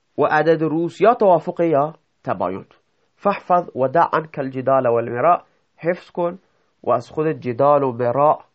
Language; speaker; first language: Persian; non-native, local second language; Baluchi